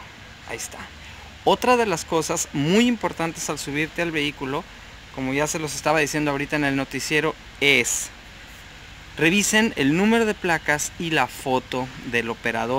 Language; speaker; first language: Spanish; native; Spanish